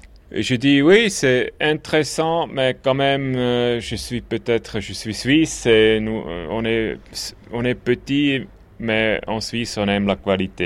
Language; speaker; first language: French; non-native, local second language; German